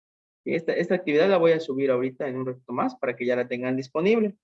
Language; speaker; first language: Spanish; native; Spanish